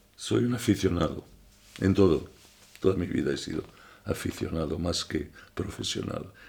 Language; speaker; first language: Spanish; non-native, fluent; French